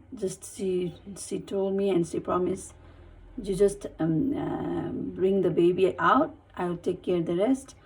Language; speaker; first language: English; non-native, learner; Nepali